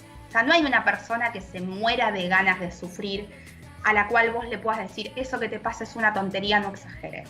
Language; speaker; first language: Spanish; native; Spanish